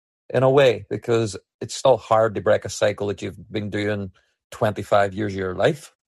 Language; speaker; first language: English; native; English